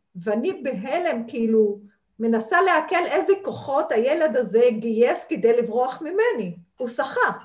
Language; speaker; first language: Hebrew; non-native, local second language; Arabic